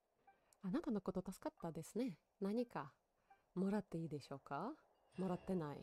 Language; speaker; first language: Japanese; non-native, learner; Russian